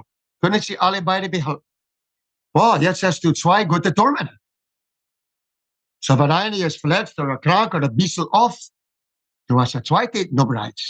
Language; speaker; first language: German; non-native, fluent; English